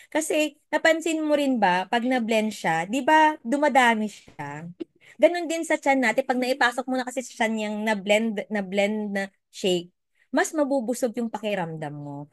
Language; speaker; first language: Filipino; non-native, local second language; Iloko